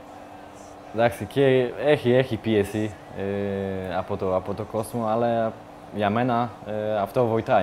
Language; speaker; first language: Greek; non-native, learner; Polish